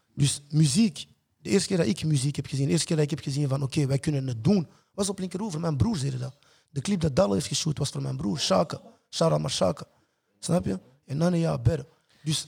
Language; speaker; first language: Dutch; early bilingual, other home language; French